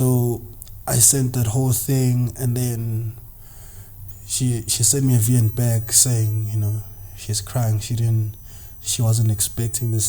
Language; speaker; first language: English; non-native, local second language; Zulu